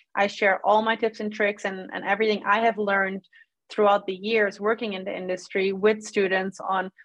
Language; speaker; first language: English; non-native, fluent; Dutch